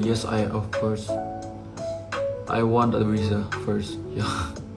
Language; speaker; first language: English; non-native, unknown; Thai